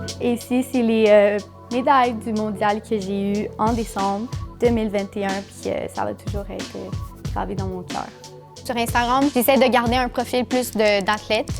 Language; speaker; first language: French; early bilingual, other home language; Portuguese